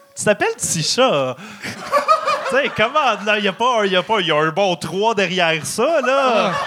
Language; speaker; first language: French; native; French